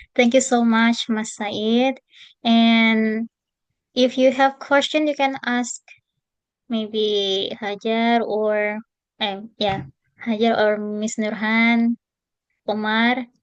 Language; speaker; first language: English; non-native, fluent; Indonesian